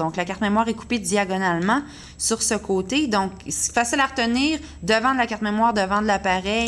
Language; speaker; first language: French; native; French